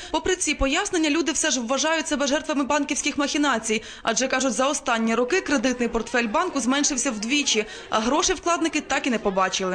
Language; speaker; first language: Ukrainian; native; Ukrainian